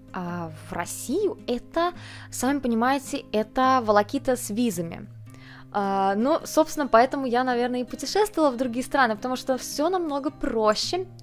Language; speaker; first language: Russian; early bilingual, heritage; Russian